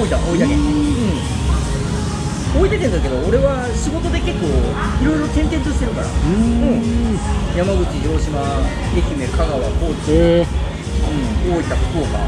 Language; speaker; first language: Japanese; native; Japanese